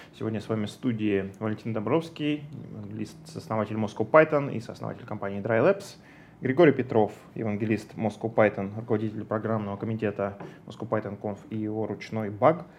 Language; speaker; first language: Russian; native; Russian